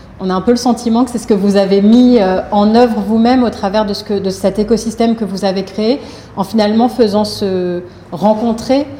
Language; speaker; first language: French; native; French